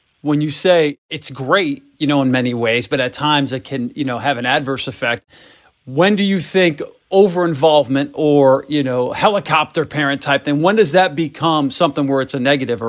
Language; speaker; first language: English; native; English